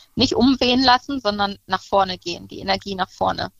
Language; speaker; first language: German; native; German